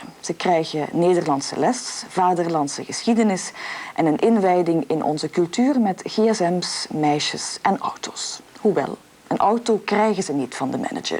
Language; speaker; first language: Dutch; native; Dutch